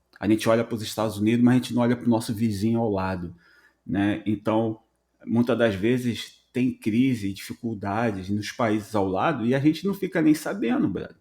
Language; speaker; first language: Portuguese; native; Portuguese